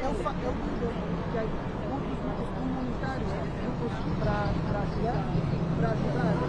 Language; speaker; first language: Portuguese; non-native, learner; Spanish